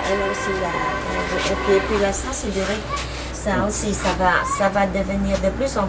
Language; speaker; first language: French; non-native, fluent; Vietnamese